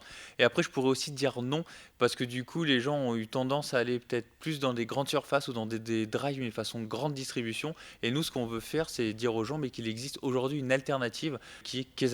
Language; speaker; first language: French; native; French